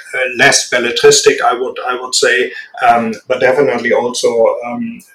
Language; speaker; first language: English; non-native, fluent; German